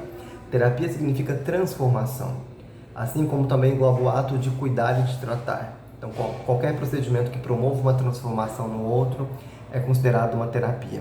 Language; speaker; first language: Portuguese; native; Portuguese